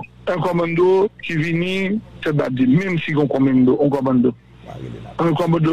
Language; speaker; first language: French; non-native, local second language; Haitian Creole